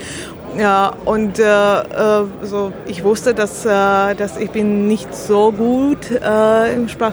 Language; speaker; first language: German; non-native, learner; Slovak